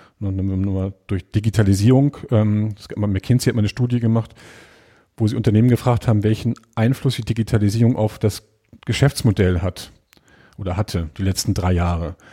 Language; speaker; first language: German; native; German